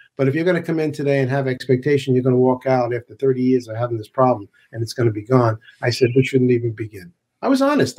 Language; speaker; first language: English; native; English